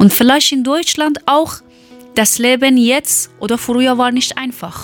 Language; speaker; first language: German; non-native, learner; Persian